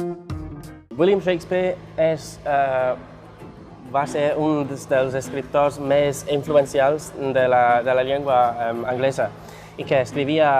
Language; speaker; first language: Catalan; non-native, fluent; English